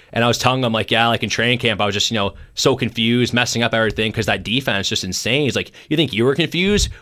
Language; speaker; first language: English; native; English